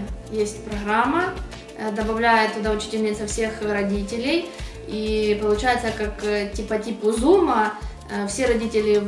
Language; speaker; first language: Russian; native; Russian